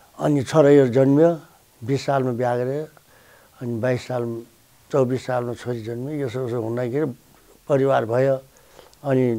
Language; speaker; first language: Nepali; non-native, local second language; Newari